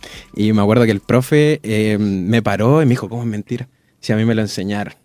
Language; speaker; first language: Spanish; native; Spanish